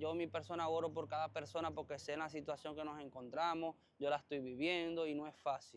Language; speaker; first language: Spanish; native; Spanish